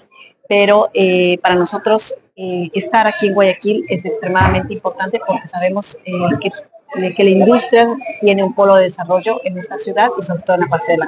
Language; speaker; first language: Spanish; native; Spanish